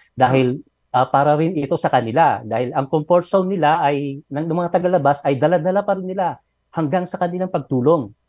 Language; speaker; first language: Filipino; non-native, local second language; Iloko